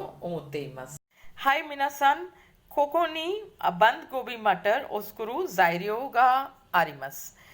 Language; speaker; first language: Japanese; non-native, fluent; Hindi